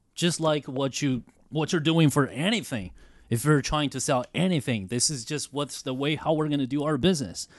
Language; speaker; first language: English; non-native, fluent; Chinese